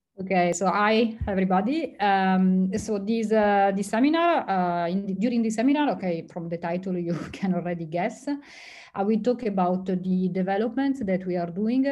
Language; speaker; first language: English; non-native, fluent; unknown